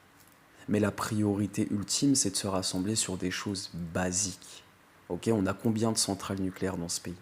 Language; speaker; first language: French; native; French